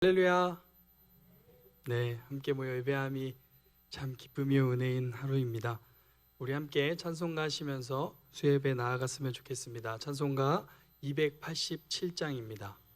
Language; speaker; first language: Korean; native; Korean